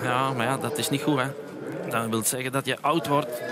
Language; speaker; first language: Dutch; native; Dutch